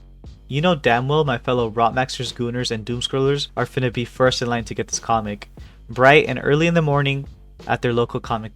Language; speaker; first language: English; native; English